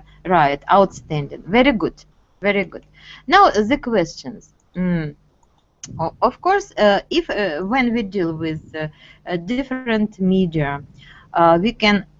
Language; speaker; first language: English; non-native, fluent; Russian